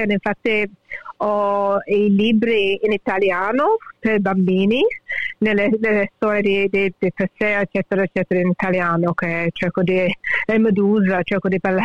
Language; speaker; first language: Italian; early bilingual, heritage; English